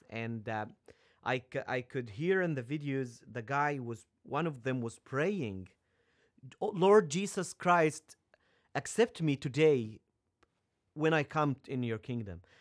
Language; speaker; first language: English; non-native, fluent; Arabic